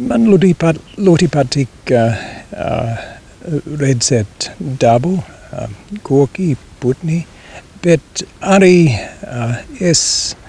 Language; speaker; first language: Latvian; non-native, learner; English